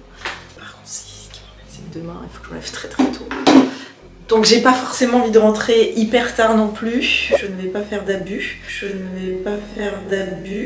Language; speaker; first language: French; native; French